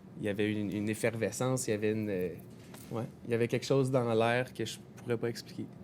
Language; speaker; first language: French; native; French